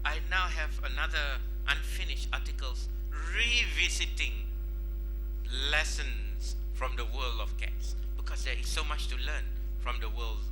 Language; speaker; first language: English; non-native, local second language; Malay